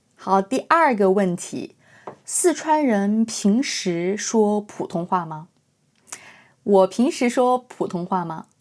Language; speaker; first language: Chinese; native; Chinese